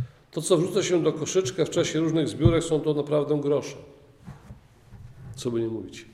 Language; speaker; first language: Polish; native; Polish